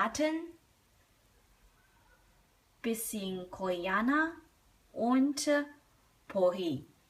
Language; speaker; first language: German; non-native, learner; Chinese